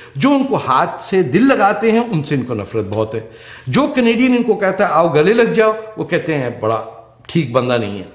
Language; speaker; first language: Urdu; non-native, local second language; Punjabi